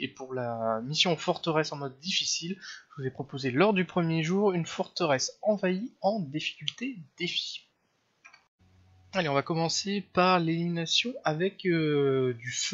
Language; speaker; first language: French; native; French